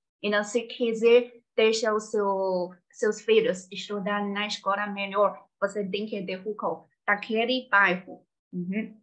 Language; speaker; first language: Portuguese; non-native, fluent; Chinese